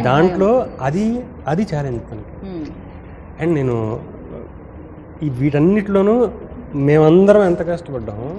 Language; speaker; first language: Telugu; native; Telugu